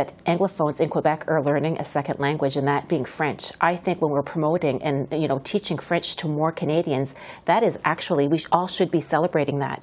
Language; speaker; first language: English; native; English